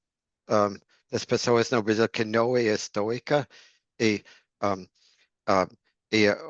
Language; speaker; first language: Portuguese; non-native, learner; English